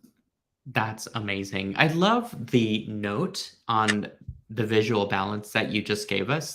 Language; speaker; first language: English; native; English